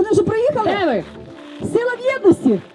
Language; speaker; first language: Ukrainian; native; Ukrainian